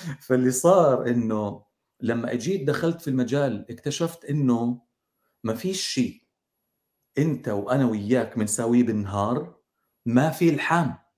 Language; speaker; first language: Arabic; native; Arabic